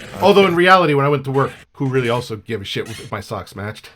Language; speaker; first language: English; native; English